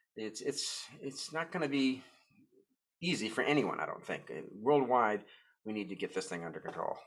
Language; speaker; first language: English; native; English